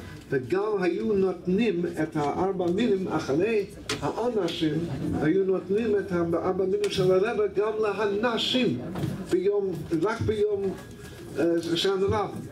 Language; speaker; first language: Hebrew; non-native, fluent; English